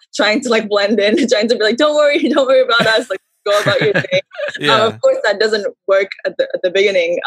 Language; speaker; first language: English; early bilingual, heritage; Japanese